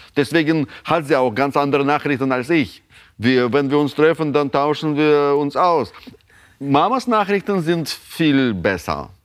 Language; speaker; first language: German; non-native, fluent; Russian